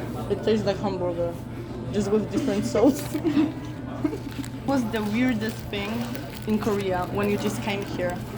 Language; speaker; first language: English; non-native, fluent; Polish